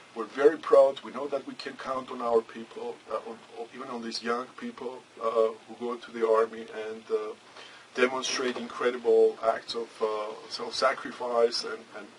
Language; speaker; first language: English; non-native, fluent; Armenian